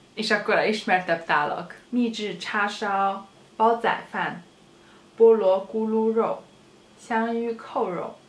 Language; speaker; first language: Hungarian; early bilingual, other home language; Chinese